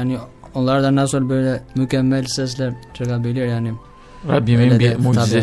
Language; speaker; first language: Turkish; non-native, learner; Albanian